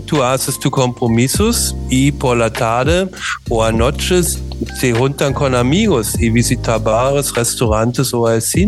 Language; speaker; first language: Spanish; non-native, learner; German